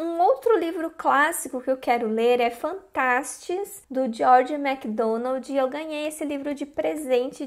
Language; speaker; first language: Portuguese; native; Portuguese